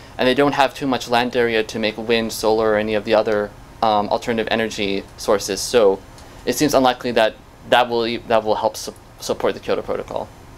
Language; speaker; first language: English; native; English